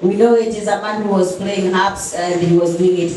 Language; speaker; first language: English; non-native, fluent; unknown